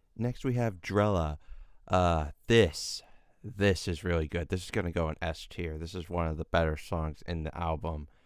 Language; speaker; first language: English; native; English